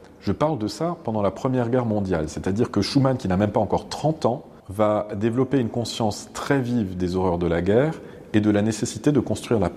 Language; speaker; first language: French; native; French